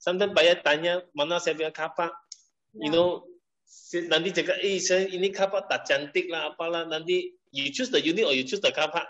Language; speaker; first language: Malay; non-native, local second language; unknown